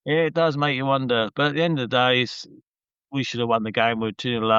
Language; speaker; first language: English; native; English